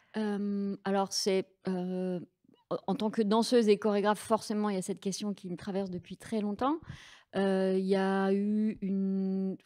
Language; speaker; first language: French; native; French